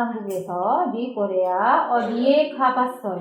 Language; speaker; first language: Korean; non-native, fluent; Indonesian